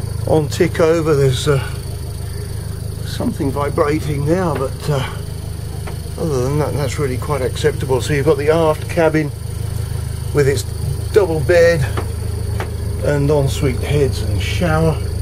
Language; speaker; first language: English; native; English